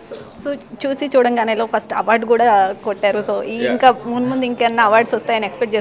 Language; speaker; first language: Telugu; native; Telugu